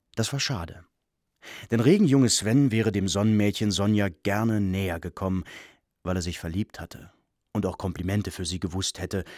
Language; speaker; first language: German; native; German